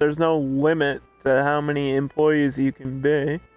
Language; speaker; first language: English; native; English